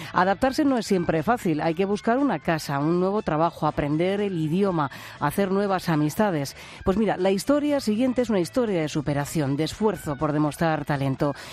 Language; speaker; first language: Spanish; native; Spanish